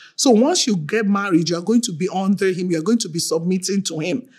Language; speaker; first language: English; non-native, local second language; Yoruba